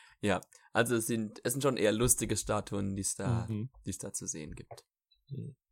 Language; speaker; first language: German; native; German